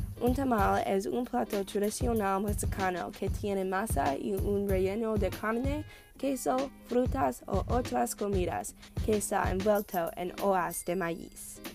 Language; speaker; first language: Spanish; non-native, learner; English